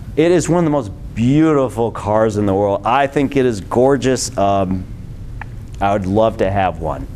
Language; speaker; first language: English; native; English